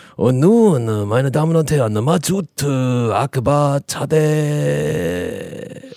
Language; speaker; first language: German; native; German